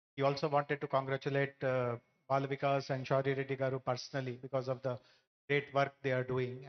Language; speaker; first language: English; non-native, local second language; Telugu